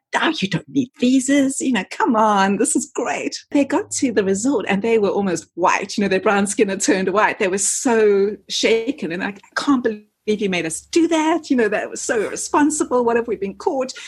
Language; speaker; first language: English; native; English